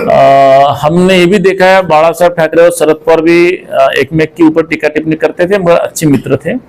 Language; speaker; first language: Hindi; non-native, local second language; Marathi